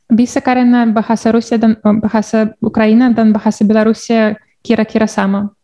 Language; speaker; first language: Indonesian; non-native, learner; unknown